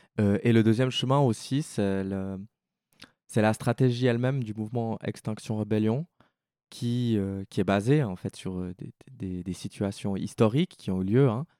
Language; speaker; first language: French; native; French